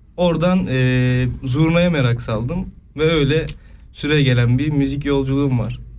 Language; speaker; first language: Turkish; native; Turkish